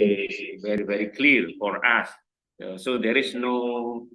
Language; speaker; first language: English; non-native, learner; Indonesian